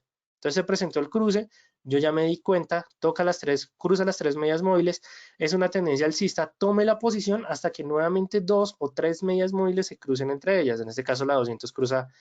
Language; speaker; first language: Spanish; native; Spanish